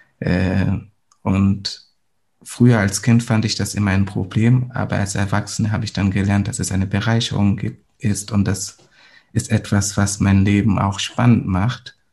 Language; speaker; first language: German; non-native, fluent; Swahili